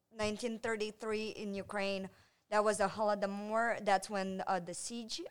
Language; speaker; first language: English; non-native, fluent; Ukrainian